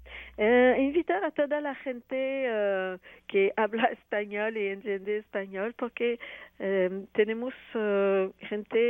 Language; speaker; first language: Spanish; non-native, fluent; French